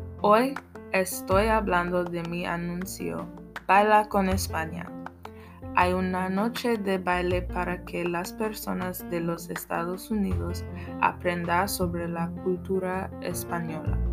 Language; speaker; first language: Spanish; non-native, learner; English